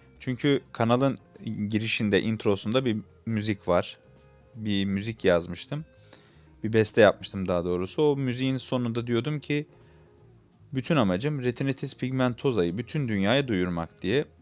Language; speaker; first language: Turkish; native; Turkish